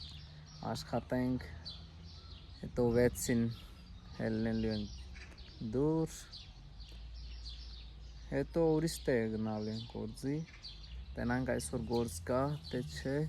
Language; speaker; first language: Armenian; non-native, learner; Hindi